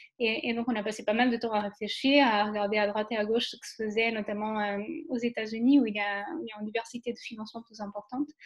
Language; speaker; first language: French; non-native, fluent; Portuguese